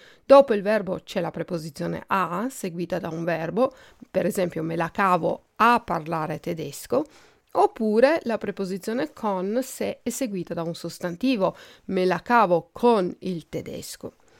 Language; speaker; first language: Italian; native; Italian